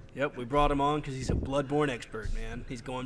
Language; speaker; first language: English; native; English